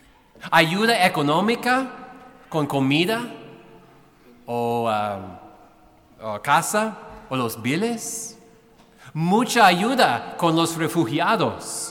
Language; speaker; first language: Spanish; non-native, fluent; English